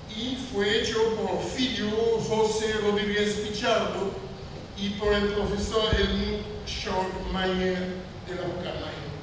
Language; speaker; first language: Spanish; non-native, fluent; French